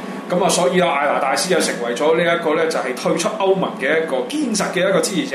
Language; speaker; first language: Cantonese; native; Cantonese